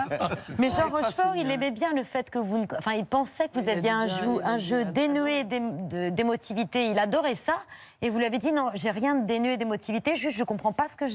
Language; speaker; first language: French; native; French